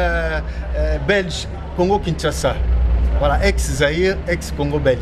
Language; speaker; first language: French; non-native, local second language; Lingala